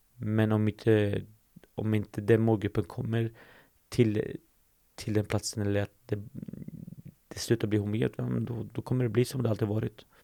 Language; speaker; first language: Swedish; early bilingual, other home language; Assyrian Neo-Aramaic